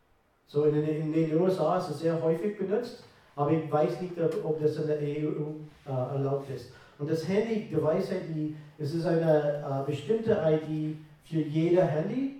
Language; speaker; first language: German; non-native, fluent; English